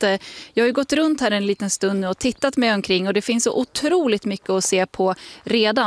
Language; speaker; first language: Swedish; native; Swedish